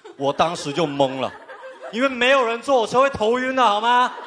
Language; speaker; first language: Chinese; native; Chinese